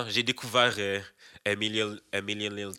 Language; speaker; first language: French; native; French